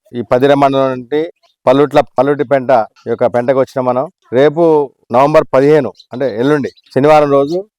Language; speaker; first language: Telugu; native; Telugu